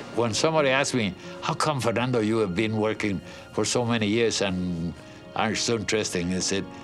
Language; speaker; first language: English; non-native, fluent; Spanish